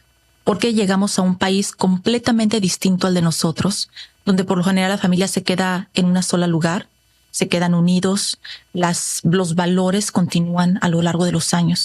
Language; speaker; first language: Spanish; native; Spanish